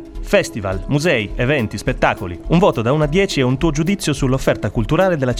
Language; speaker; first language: Italian; native; Italian